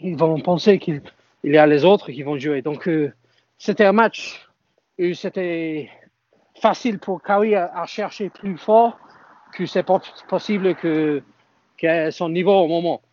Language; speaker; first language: French; non-native, fluent; English